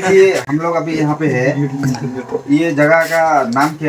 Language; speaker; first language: Hindi; non-native, local second language; Bangla